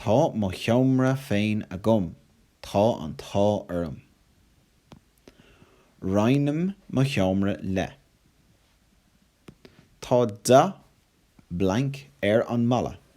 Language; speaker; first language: Irish; non-native, local second language; English